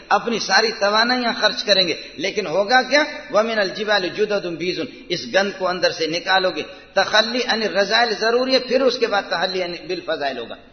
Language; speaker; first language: Urdu; non-native, local second language; Brahui